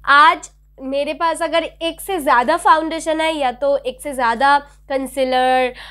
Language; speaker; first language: Hindi; non-native, local second language; Bangla